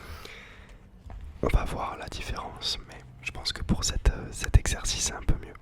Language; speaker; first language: French; native; French